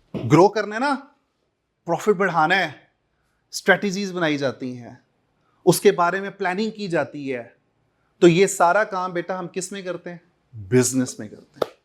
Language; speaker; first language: Urdu; non-native, local second language; Punjabi